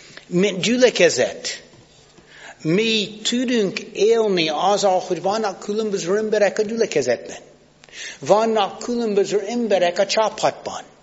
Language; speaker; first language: Hungarian; non-native, fluent; English